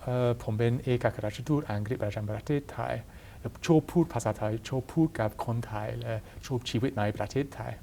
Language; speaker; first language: Thai; non-native, fluent; English